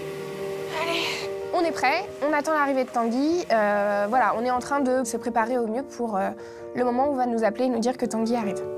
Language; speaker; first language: French; native; French